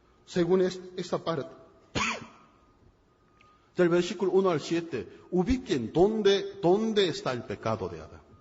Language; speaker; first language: Spanish; non-native, fluent; Korean